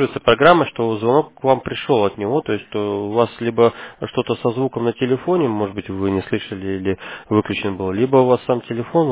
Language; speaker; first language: Russian; native; Russian